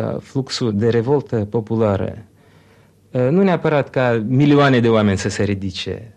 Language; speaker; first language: Romanian; early bilingual, other home language; Russian